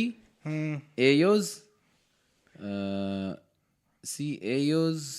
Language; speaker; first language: Spanish; non-native, learner; Hindi